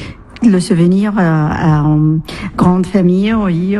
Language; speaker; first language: French; non-native, learner; Arabic